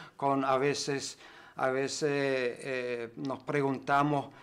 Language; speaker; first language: Spanish; non-native, fluent; German